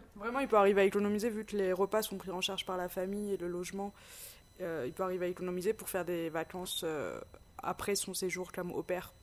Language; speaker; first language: French; native; French